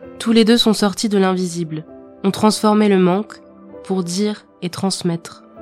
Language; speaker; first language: French; native; French